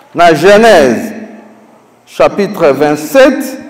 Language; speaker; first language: French; non-native, local second language; Lingala